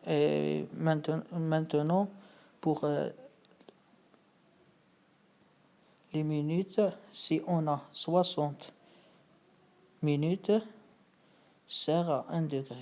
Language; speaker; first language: French; non-native, fluent; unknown